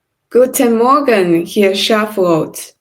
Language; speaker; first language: German; non-native, learner; Chinese